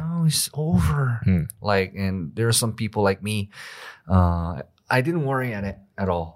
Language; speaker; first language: English; non-native, learner; Korean